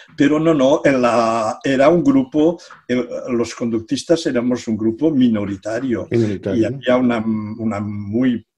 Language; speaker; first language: Spanish; non-native, local second language; Catalan